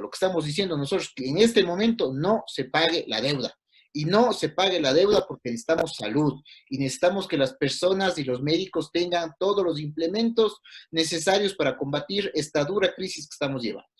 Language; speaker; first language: Spanish; native; Spanish